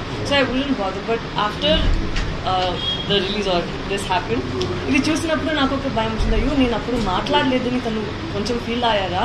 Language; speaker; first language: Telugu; non-native, learner; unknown